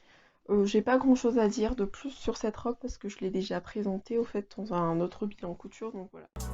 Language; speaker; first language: French; native; French